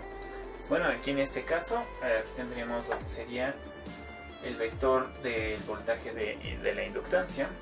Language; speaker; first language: Spanish; native; Spanish